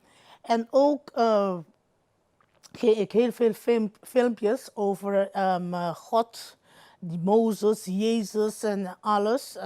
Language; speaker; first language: Dutch; non-native, local second language; Papiamento